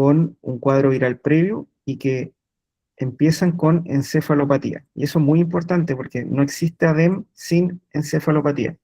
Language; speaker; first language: Spanish; native; Spanish